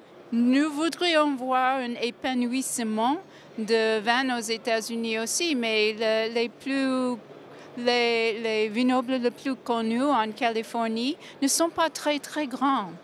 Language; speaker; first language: French; non-native, fluent; English